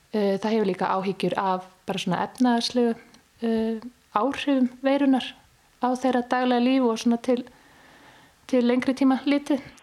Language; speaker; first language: Icelandic; native; Icelandic